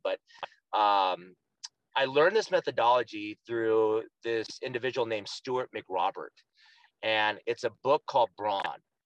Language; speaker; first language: English; native; English